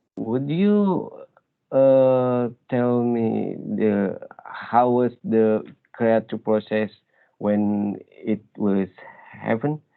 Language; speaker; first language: English; non-native, learner; Indonesian